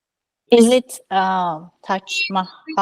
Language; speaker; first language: English; non-native, learner; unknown